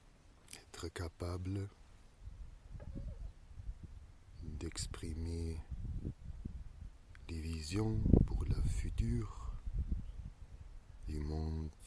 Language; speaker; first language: French; non-native, learner; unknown